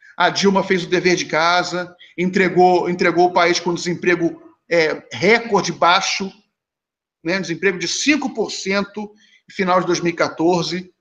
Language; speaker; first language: Portuguese; native; Portuguese